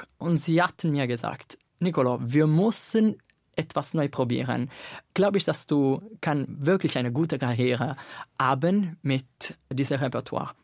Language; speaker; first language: German; non-native, fluent; Italian